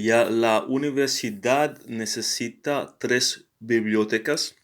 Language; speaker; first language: Spanish; non-native, learner; English